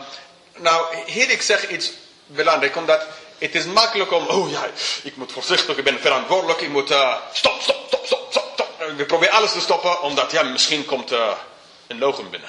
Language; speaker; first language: Dutch; non-native, fluent; English